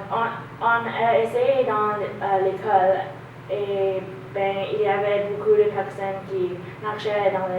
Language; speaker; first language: French; non-native, learner; English